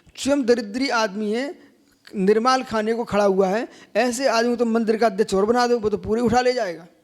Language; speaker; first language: Hindi; native; Hindi